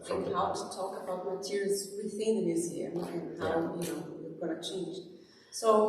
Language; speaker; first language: English; non-native, fluent; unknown